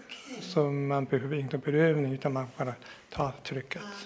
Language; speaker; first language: Swedish; non-native, fluent; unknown